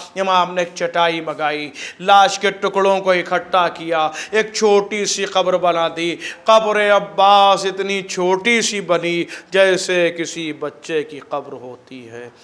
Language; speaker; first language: Urdu; native; Urdu